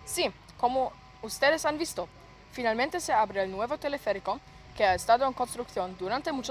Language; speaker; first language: Spanish; non-native, learner; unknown